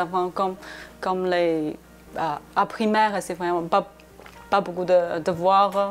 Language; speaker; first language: French; non-native, learner; Chinese